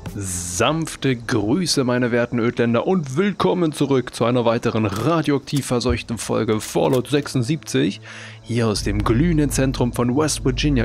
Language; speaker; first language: German; native; German